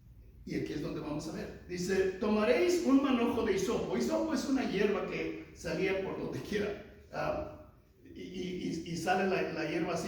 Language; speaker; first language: Spanish; native; Spanish